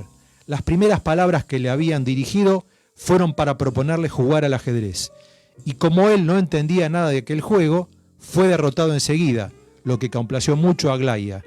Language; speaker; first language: Spanish; native; Spanish